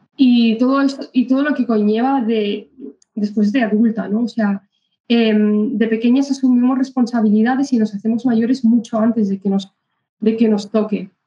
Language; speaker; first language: Spanish; early bilingual, other home language; Arabic